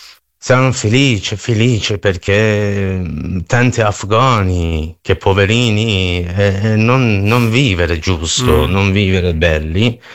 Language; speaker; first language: Italian; non-native, learner; Persian